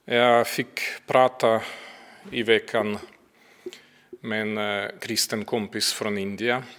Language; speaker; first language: Swedish; non-native, fluent; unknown